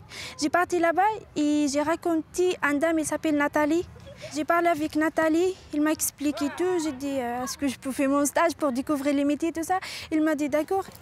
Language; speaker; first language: French; non-native, fluent; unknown